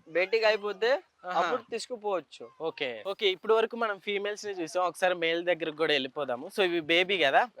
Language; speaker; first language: Telugu; non-native, local second language; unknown